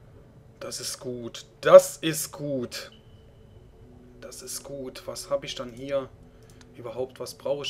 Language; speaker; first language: German; native; German